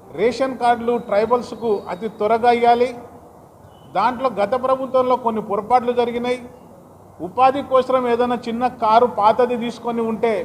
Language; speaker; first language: Telugu; non-native, local second language; Lambadi